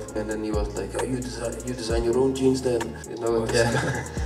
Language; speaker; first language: English; non-native, fluent; Dutch